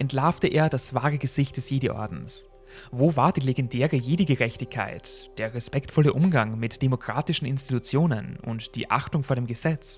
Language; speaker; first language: German; native; German